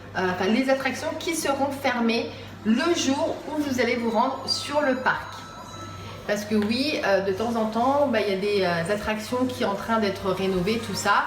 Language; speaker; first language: French; native; French